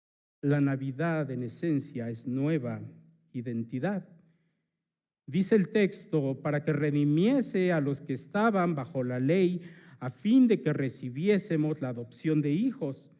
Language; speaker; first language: Spanish; native; Spanish